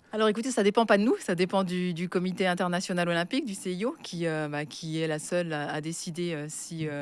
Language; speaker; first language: French; native; French